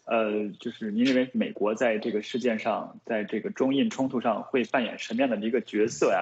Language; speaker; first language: Chinese; native; Chinese